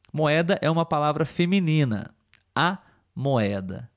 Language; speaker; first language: Portuguese; native; Portuguese